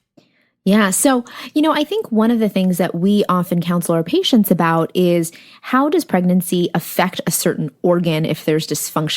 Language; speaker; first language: English; native; English